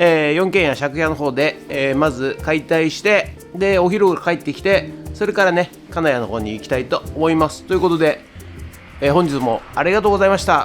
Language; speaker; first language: Japanese; native; Japanese